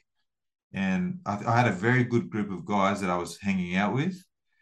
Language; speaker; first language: English; early bilingual, other home language; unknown